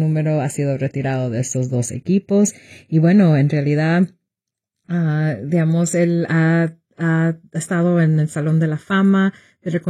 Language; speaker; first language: Spanish; early bilingual, heritage; Spanish